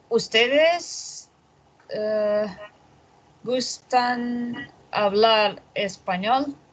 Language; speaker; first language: Spanish; non-native, learner; Portuguese